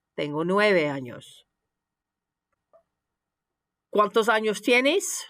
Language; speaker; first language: Spanish; non-native, fluent; English